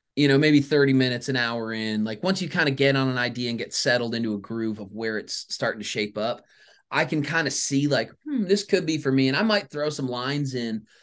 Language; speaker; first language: English; native; English